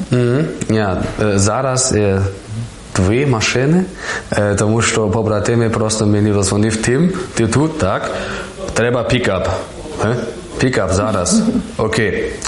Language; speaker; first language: Ukrainian; non-native, learner; German